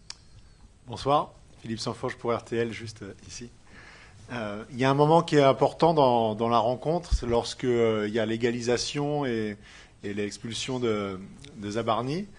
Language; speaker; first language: French; native; French